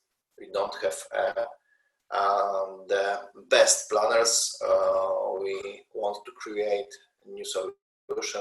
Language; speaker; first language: English; non-native, learner; Polish